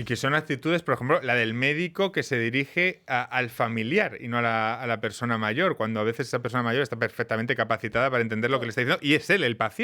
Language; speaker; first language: Spanish; native; Spanish